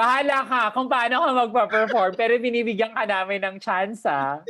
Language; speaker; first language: Filipino; native; Filipino